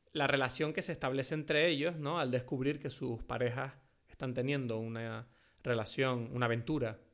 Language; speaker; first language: Spanish; non-native, fluent; French